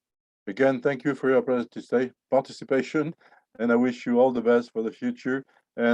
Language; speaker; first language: English; non-native, fluent; French